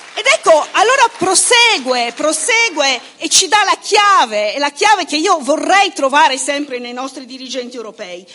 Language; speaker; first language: Italian; native; Italian